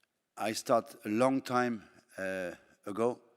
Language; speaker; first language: English; non-native, fluent; French